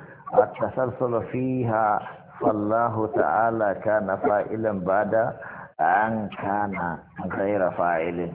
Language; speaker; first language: Arabic; non-native, fluent; Hausa